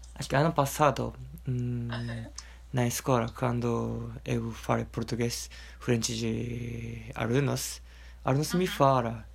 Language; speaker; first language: Portuguese; non-native, learner; Japanese